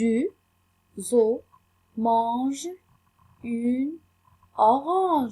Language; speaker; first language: French; non-native, local second language; Arabic